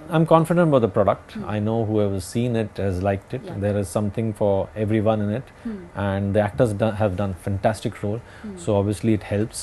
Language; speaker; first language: English; non-native, local second language; Hindi